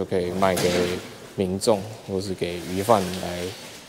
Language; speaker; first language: Chinese; native; Chinese